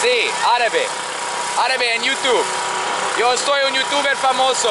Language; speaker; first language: Spanish; non-native, learner; English